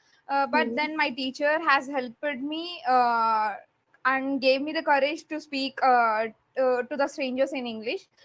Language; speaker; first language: English; non-native, learner; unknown